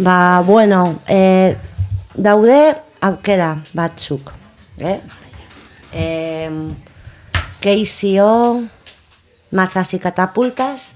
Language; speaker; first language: Basque; non-native, local second language; Spanish